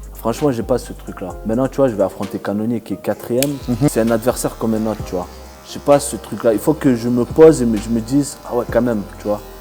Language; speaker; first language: French; early bilingual, other home language; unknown